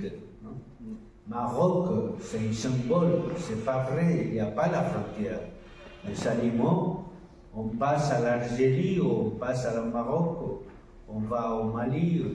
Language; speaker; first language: French; non-native, learner; Spanish